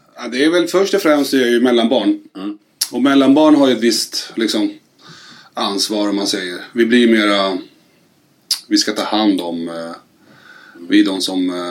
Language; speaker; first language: Swedish; early bilingual, other home language; Arabic